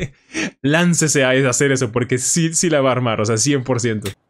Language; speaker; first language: Spanish; native; Spanish